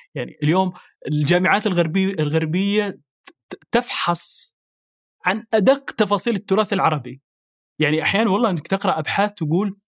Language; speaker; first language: Arabic; native; Arabic